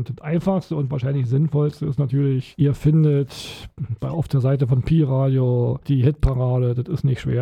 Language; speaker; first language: German; native; German